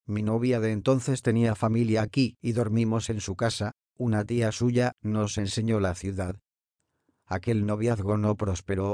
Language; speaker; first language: Spanish; native; Spanish